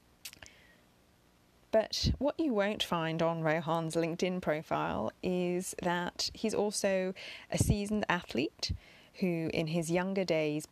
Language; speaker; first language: English; native; English